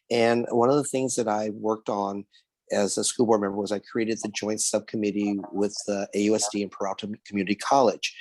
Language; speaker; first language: English; early bilingual, other home language; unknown